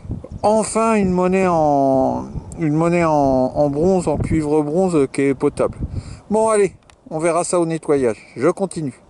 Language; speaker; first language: French; native; French